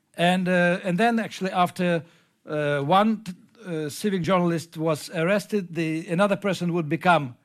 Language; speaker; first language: English; non-native, fluent; Ukrainian